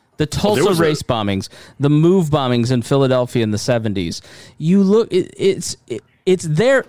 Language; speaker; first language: English; early bilingual, other home language; German